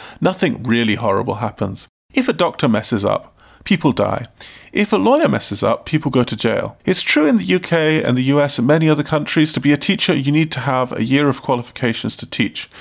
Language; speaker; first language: English; native; English